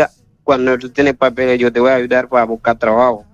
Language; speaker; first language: Spanish; non-native, learner; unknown